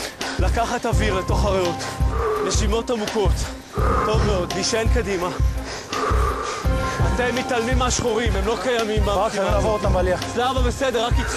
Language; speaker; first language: Hebrew; native; Hebrew